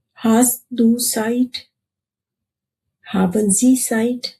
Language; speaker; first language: German; non-native, fluent; Urdu